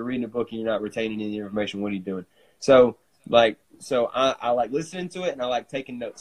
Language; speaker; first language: English; native; English